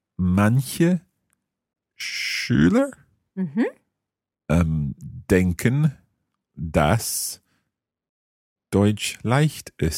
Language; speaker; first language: German; non-native, learner; English